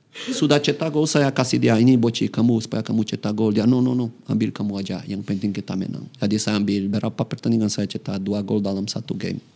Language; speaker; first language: Indonesian; non-native, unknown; Portuguese